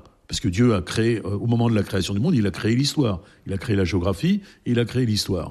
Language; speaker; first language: French; native; French